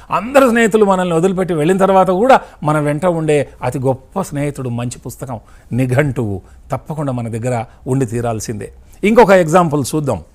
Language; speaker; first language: Telugu; native; Telugu